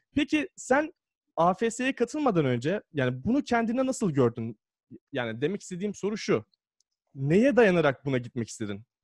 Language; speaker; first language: Turkish; native; Turkish